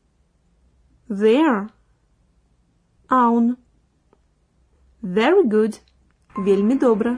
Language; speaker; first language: English; non-native, fluent; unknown